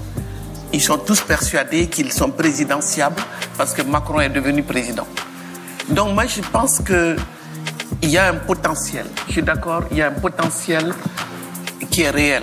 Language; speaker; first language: French; non-native, local second language; Bambara